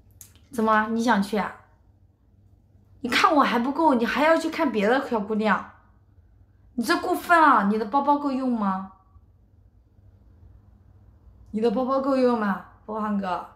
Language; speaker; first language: Chinese; native; Chinese